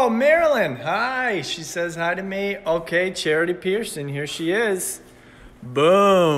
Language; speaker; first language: English; native; English